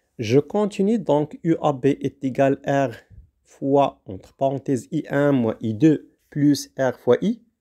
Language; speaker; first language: French; non-native, local second language; Arabic